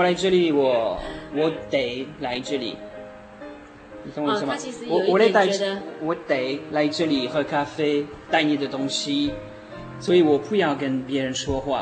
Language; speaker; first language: Chinese; non-native, learner; French